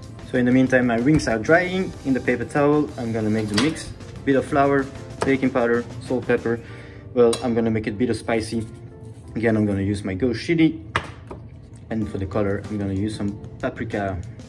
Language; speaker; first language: English; non-native, fluent; French